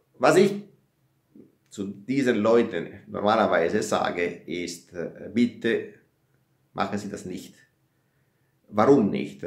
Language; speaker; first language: German; non-native, fluent; Italian